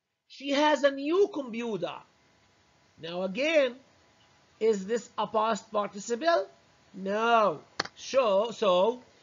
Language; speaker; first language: English; non-native, fluent; Arabic